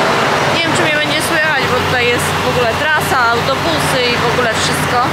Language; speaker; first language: Polish; native; Polish